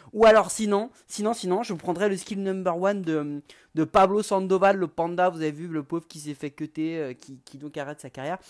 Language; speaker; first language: French; native; French